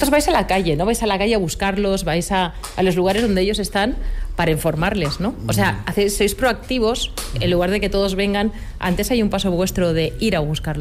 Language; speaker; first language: Spanish; native; Spanish